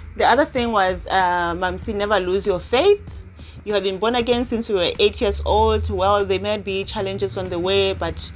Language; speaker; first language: English; non-native, local second language; Zulu